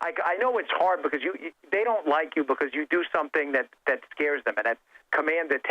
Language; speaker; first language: English; native; English